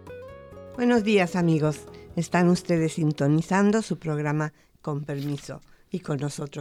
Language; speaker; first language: Spanish; native; Spanish